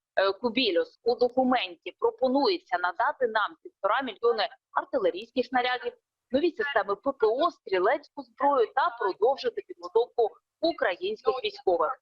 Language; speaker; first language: Ukrainian; native; Ukrainian